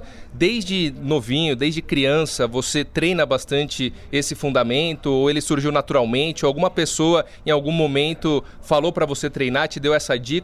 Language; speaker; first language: Portuguese; native; Portuguese